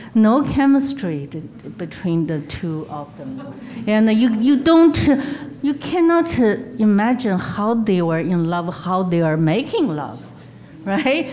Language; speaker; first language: English; non-native, fluent; Chinese